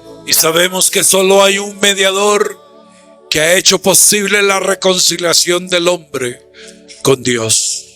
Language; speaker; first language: Spanish; native; Spanish